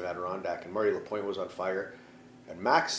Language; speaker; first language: English; native; English